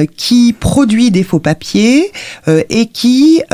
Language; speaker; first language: French; native; French